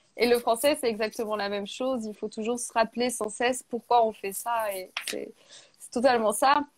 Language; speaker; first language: French; native; French